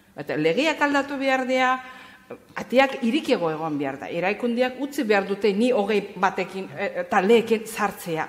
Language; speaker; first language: Basque; non-native, fluent; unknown